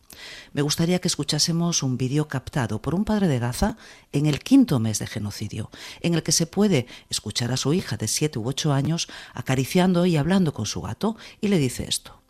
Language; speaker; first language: Spanish; native; Spanish